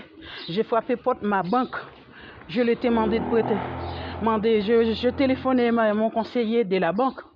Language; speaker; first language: French; non-native, fluent; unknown